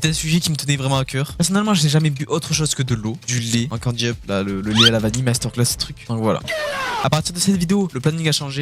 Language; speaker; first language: French; native; French